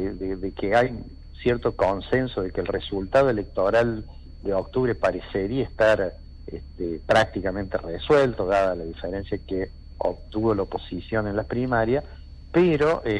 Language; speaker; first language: Spanish; native; Spanish